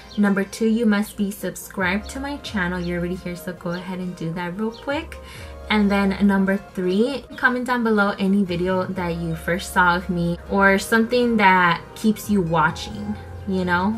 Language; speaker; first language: English; early bilingual, other home language; Spanish